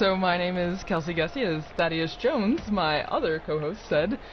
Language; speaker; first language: English; native; English